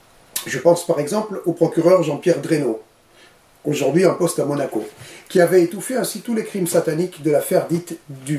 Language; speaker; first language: French; native; French